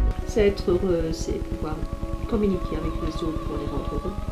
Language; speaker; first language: French; native; French